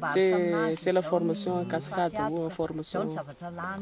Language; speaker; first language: French; non-native, local second language; Malagasy